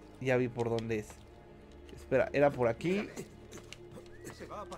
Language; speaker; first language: Spanish; native; Spanish